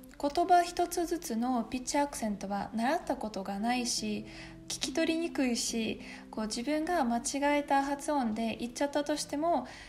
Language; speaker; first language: Japanese; non-native, fluent; Russian